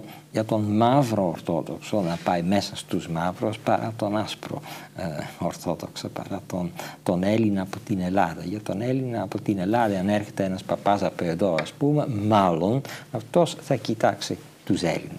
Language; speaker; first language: Greek; non-native, fluent; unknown